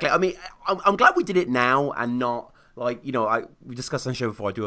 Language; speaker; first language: English; native; English